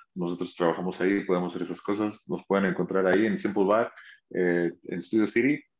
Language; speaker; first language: Spanish; native; Spanish